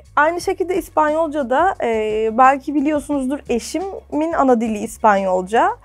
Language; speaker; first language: Turkish; native; Turkish